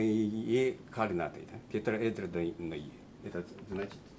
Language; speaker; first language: Russian; non-native, learner; Japanese